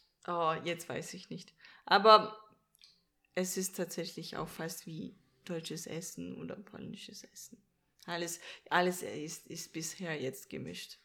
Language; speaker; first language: German; non-native, fluent; Danish